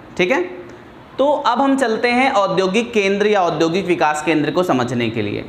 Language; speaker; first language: Hindi; native; Hindi